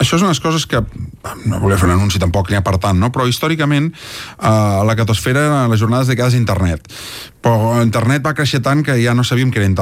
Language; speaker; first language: Catalan; native; Catalan